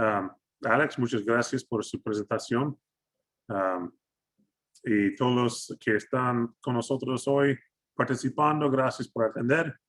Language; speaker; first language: Spanish; non-native, fluent; English